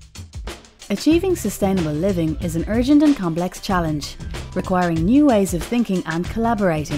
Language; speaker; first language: English; native; English